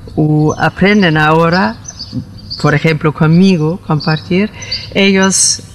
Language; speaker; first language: Spanish; non-native, learner; German